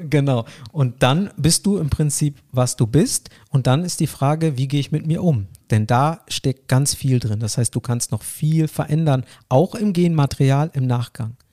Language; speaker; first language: German; early bilingual, other home language; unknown